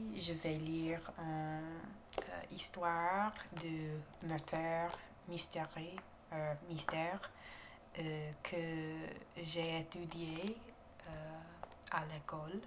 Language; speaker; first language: French; non-native, learner; English